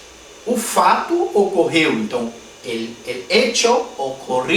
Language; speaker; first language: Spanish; non-native, fluent; Portuguese